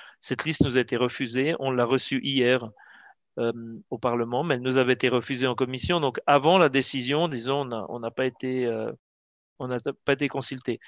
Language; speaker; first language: French; native; French